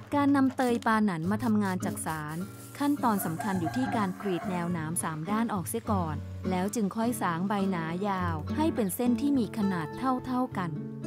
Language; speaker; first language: Thai; native; Thai